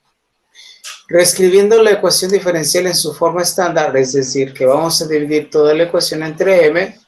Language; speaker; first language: Spanish; native; Spanish